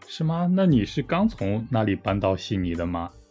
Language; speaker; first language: Chinese; native; Chinese